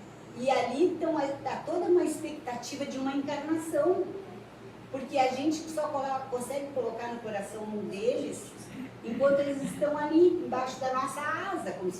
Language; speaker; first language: Portuguese; native; Portuguese